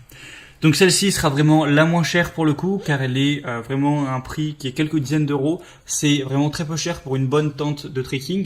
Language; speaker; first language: French; native; French